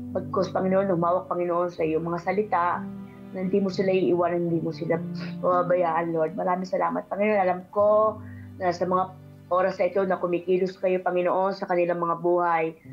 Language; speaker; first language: Filipino; native; Filipino